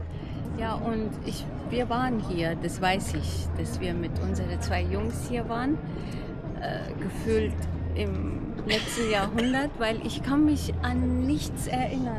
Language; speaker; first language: German; non-native, fluent; Arabic